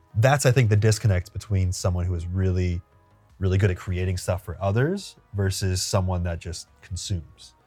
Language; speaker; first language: English; native; English